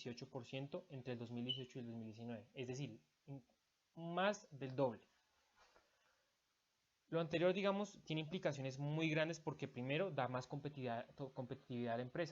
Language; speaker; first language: Spanish; native; Spanish